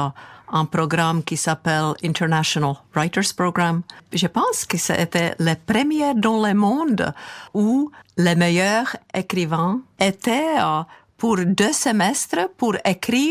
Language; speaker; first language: French; non-native, fluent; Czech